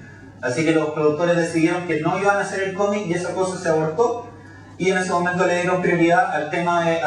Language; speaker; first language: Spanish; native; Spanish